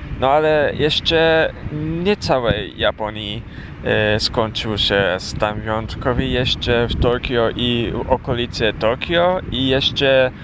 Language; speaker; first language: Polish; non-native, fluent; Japanese